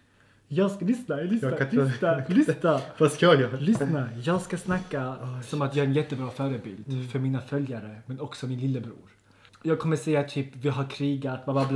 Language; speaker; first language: Swedish; native; Swedish